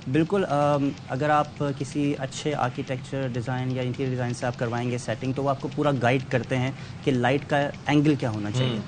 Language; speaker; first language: Urdu; native; Urdu